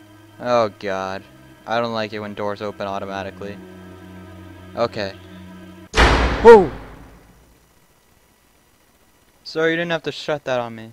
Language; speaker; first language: English; native; English